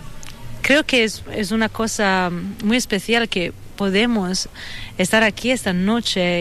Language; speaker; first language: Spanish; non-native, fluent; Italian